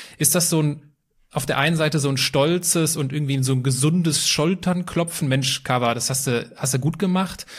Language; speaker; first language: German; native; German